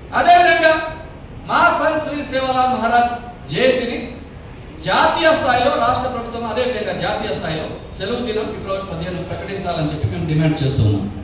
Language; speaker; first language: Telugu; non-native, local second language; Lambadi